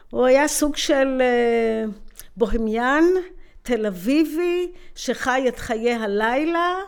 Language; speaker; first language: Hebrew; native; Hebrew